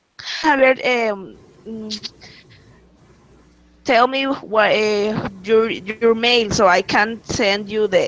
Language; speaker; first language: English; non-native, learner; Spanish